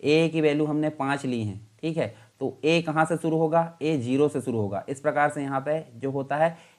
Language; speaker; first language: Hindi; native; Hindi